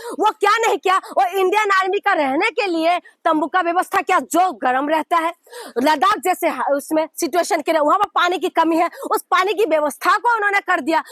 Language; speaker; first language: Hindi; non-native, local second language; Assamese